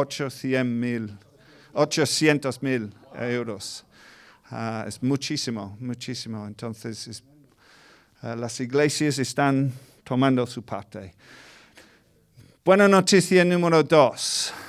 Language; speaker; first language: Spanish; non-native, fluent; English